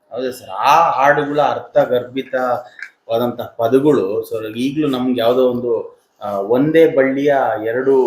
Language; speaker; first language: Kannada; non-native, local second language; Urdu